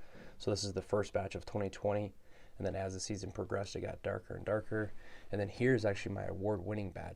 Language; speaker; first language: English; native; English